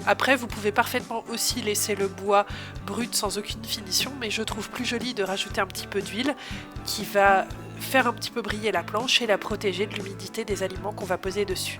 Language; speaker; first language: French; native; French